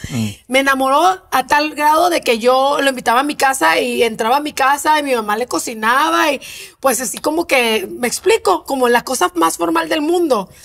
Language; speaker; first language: Spanish; native; Spanish